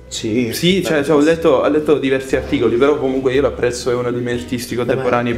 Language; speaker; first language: Italian; native; Italian